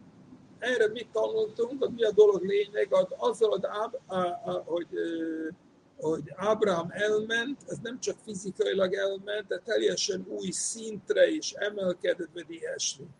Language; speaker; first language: Hungarian; non-native, fluent; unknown